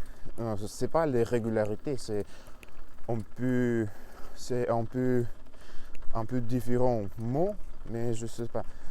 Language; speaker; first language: French; non-native, learner; Russian